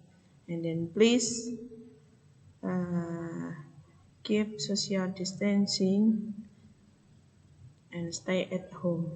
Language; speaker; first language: English; non-native, fluent; Indonesian